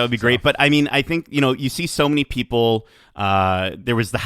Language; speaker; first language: English; native; English